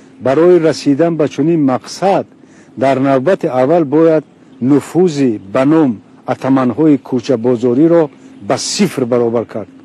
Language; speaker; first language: Tajik; non-native, local second language; Shughni